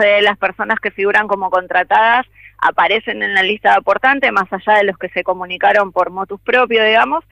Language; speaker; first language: Spanish; native; Spanish